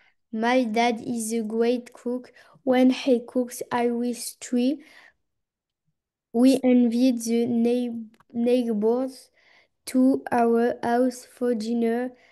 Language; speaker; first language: English; non-native, learner; French